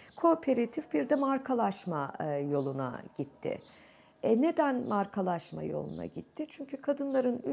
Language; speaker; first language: Turkish; native; Turkish